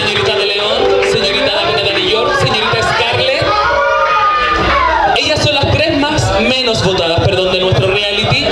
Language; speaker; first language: Spanish; native; Spanish